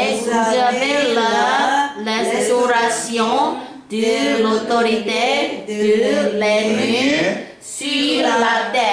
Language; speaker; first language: French; non-native, learner; Korean